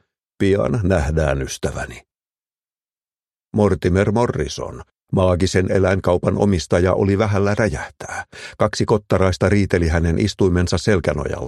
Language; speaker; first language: Finnish; native; Finnish